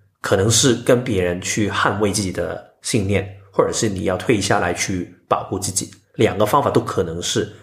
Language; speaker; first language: Chinese; non-native, local second language; Cantonese